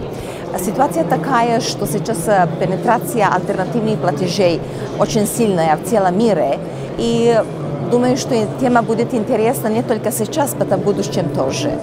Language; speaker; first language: Russian; non-native, learner; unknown